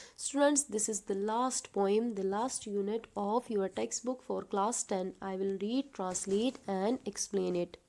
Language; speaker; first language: English; non-native, local second language; Urdu